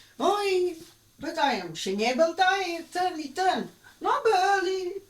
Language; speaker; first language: Polish; early bilingual, heritage; Polish